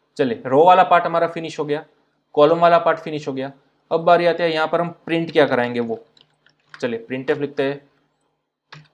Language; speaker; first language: Hindi; non-native, local second language; Gujarati